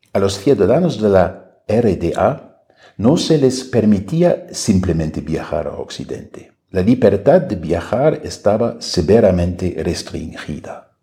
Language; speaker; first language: Spanish; non-native, fluent; German